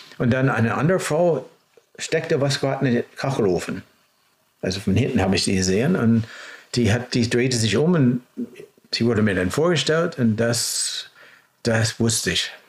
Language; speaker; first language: German; non-native, fluent; English